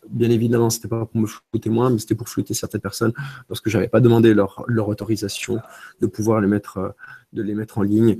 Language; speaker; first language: French; early bilingual, other home language; Romanian